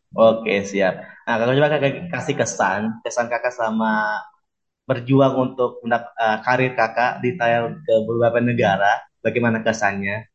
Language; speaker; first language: Indonesian; native; Indonesian